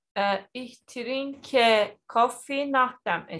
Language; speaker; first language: German; non-native, learner; Turkish